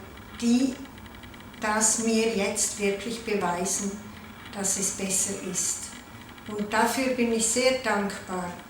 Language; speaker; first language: German; non-native, local second language; Italian